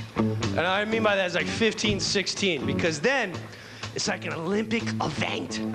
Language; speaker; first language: English; native; English